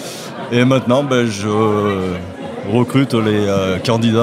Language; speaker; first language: French; native; French